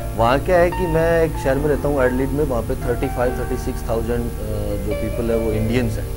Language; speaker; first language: Hindi; native; Hindi